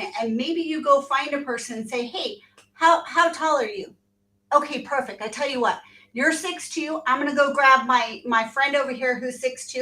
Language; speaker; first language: English; native; English